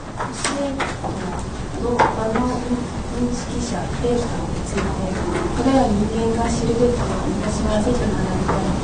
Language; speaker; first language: Japanese; native; Japanese